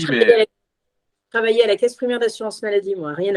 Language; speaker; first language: French; native; French